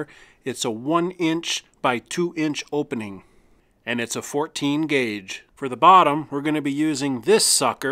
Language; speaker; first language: English; native; English